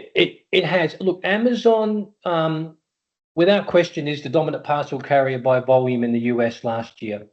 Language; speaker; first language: English; native; English